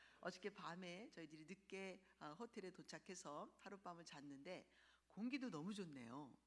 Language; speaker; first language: Korean; early bilingual, heritage; Korean